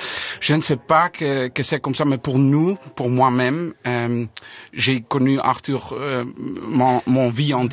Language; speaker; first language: French; non-native, learner; Dutch